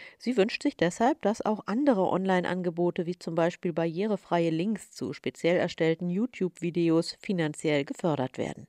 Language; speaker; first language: German; native; German